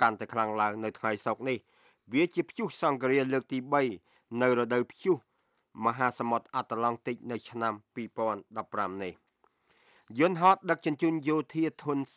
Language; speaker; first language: Khmer; native; Khmer